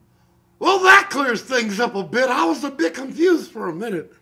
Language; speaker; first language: English; native; English